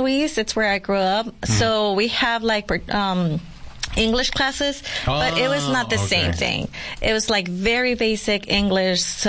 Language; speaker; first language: English; non-native, fluent; Spanish